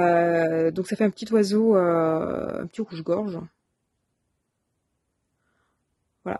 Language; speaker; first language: French; native; French